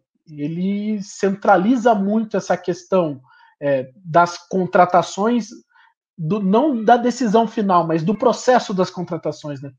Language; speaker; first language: Portuguese; native; Portuguese